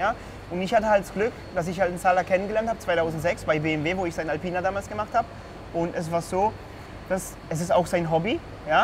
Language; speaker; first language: German; early bilingual, other home language; Polish